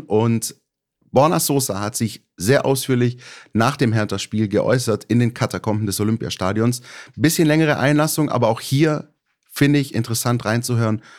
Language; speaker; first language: German; native; German